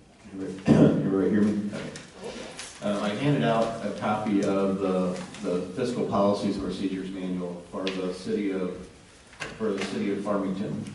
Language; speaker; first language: English; native; English